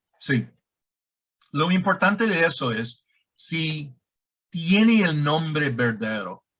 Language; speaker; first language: Spanish; non-native, learner; English